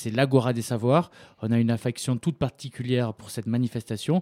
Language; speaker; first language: French; native; French